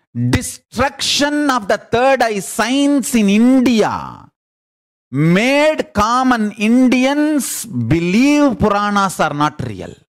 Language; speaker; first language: English; non-native, local second language; Tamil